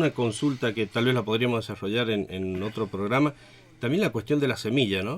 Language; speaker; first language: Spanish; native; Spanish